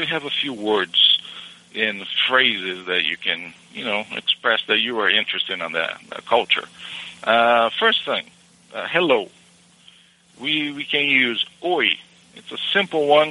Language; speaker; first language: English; non-native, fluent; Portuguese